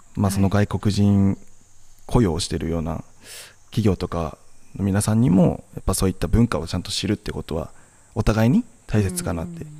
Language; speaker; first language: Japanese; native; Japanese